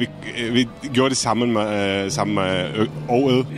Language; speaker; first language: Danish; non-native, fluent; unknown